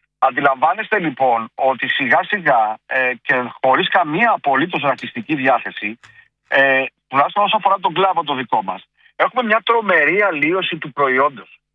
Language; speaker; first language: Greek; native; Greek